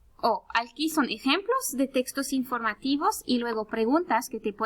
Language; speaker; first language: Spanish; early bilingual, heritage; Spanish